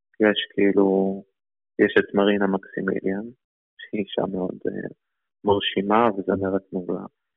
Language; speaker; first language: Hebrew; early bilingual, other home language; Russian